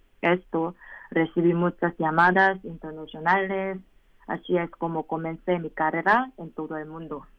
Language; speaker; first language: Spanish; non-native, learner; Korean